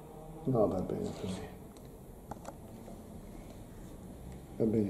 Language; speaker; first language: Italian; non-native, learner; French